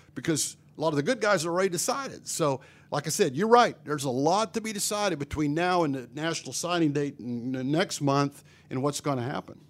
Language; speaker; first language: English; native; English